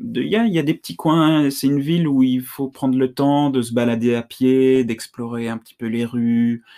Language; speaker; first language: French; native; French